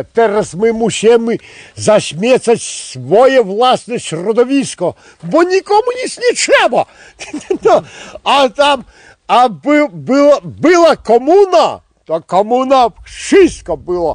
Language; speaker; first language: Polish; non-native, local second language; Belarusian